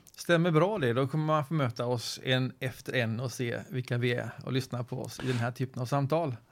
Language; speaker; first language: Swedish; non-native, fluent; English